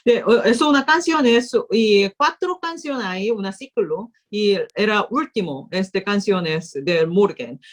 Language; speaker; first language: Spanish; non-native, learner; Korean